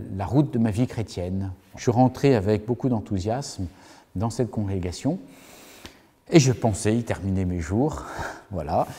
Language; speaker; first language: French; native; French